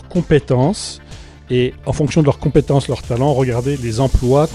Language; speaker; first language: French; native; French